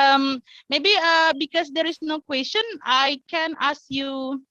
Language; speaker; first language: English; non-native, fluent; Indonesian